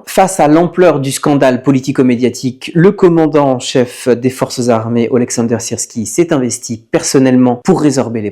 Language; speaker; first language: French; native; French